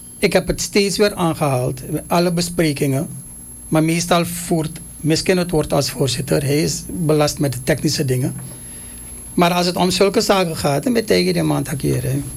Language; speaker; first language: Dutch; native; Dutch